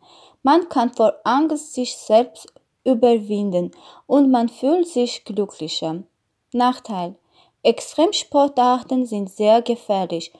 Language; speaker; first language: German; non-native, learner; Armenian